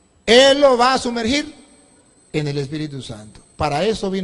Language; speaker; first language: Spanish; native; Spanish